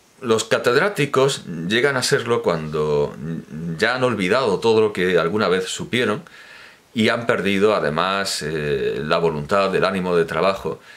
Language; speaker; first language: Spanish; native; Spanish